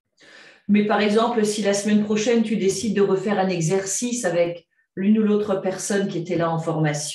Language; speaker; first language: French; native; French